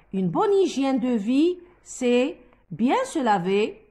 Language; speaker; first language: French; non-native, local second language; Arabic